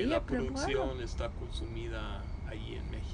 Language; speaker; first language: Spanish; non-native, fluent; English